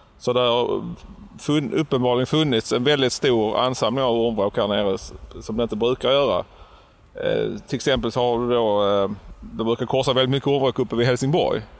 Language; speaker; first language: Swedish; native; Swedish